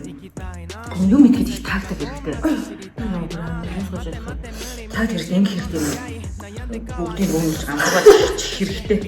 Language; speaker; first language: Mongolian; native; Mongolian